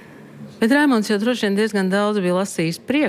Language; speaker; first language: Latvian; native; Latvian